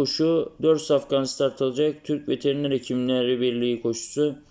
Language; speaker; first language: Turkish; native; Turkish